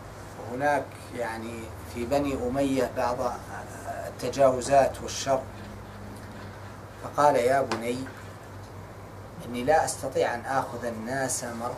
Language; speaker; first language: Arabic; native; Arabic